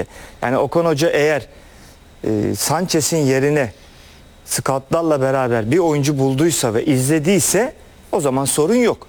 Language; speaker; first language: Turkish; native; Turkish